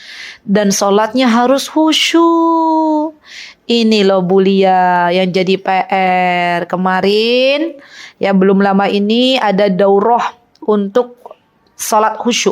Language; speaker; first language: Indonesian; native; Indonesian